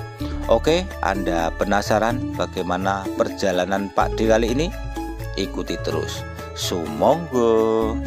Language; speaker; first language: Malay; non-native, local second language; Javanese